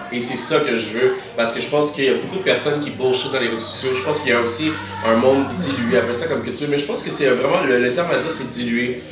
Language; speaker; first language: French; early bilingual, other home language; Haitian Creole